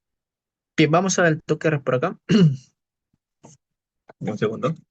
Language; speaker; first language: Spanish; native; Spanish